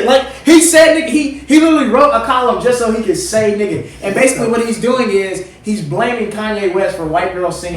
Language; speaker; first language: English; native; English